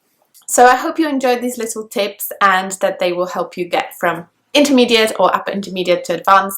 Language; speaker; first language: English; non-native, fluent; Polish